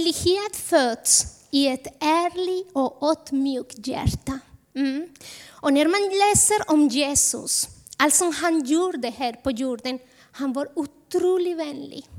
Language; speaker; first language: Swedish; non-native, fluent; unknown